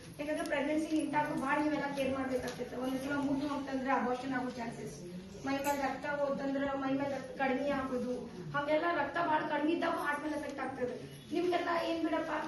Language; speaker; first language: Kannada; native; Kannada